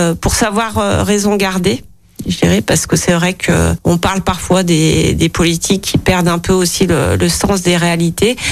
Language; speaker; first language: French; native; French